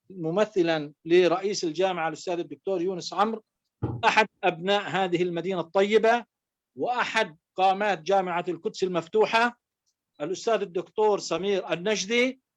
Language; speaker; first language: Arabic; native; Arabic